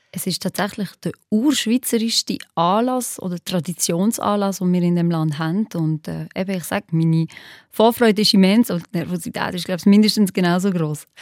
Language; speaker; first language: German; early bilingual, other home language; Albanian